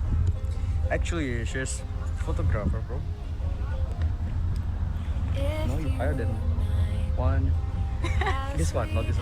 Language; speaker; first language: English; non-native, learner; Indonesian